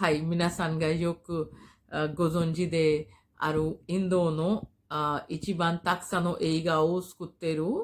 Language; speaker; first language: Japanese; non-native, fluent; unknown